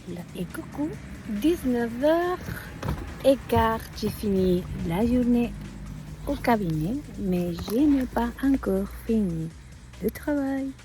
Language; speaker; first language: French; non-native, fluent; Spanish